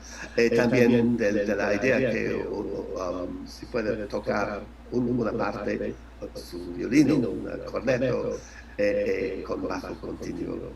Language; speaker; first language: Spanish; non-native, learner; English